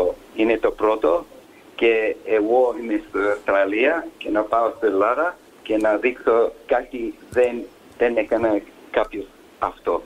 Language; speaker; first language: Greek; early bilingual, heritage; English